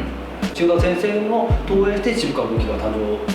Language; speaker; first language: Japanese; native; Japanese